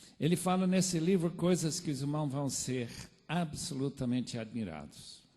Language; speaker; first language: Portuguese; non-native, fluent; English